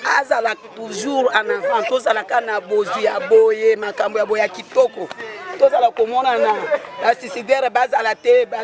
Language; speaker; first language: Lingala; non-native, local second language; Luba-Lulua